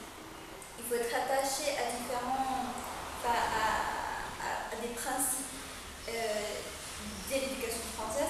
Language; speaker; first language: French; non-native, fluent; Spanish